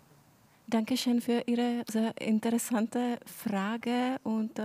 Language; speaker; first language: German; non-native, fluent; Czech